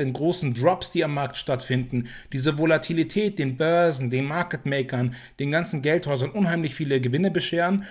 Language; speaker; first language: German; native; German